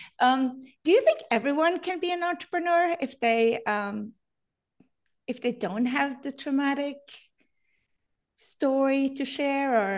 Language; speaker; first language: English; non-native, fluent; Norwegian